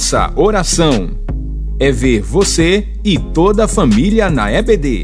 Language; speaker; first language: Portuguese; native; Portuguese